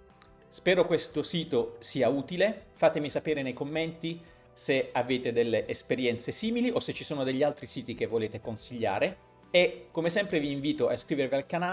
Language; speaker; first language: Italian; native; Italian